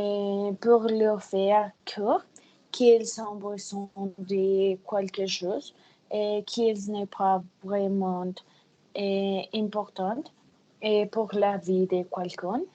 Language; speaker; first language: French; non-native, learner; Spanish